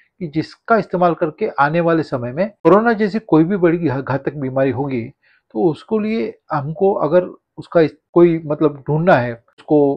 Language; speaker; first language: Hindi; non-native, local second language; Marathi